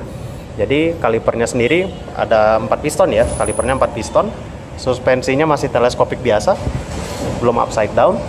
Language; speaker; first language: Indonesian; native; Indonesian